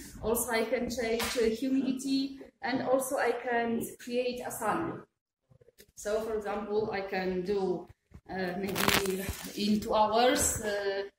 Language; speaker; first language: English; non-native, fluent; Polish